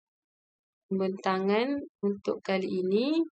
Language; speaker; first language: Malay; native; Malay